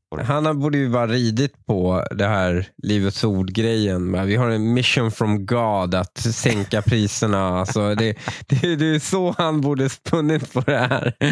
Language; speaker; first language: Swedish; native; Swedish